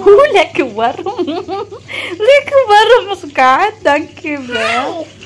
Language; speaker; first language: Dutch; non-native, learner; Filipino